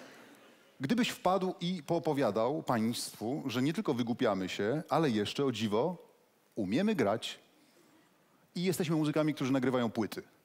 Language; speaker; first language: Polish; native; Polish